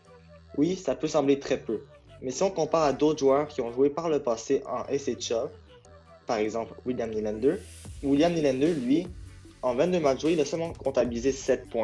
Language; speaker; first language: French; native; French